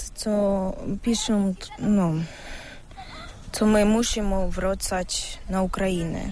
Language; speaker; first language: Ukrainian; non-native, local second language; Russian